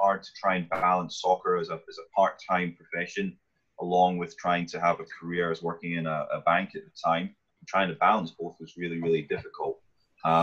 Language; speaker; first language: English; native; English